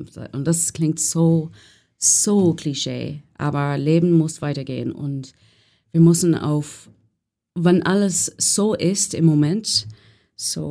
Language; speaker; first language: German; non-native, learner; English